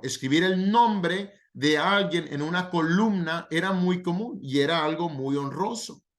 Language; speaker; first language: Spanish; native; Spanish